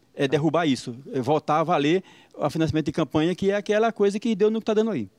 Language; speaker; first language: Portuguese; native; Portuguese